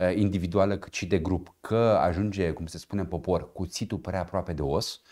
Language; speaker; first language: Romanian; native; Romanian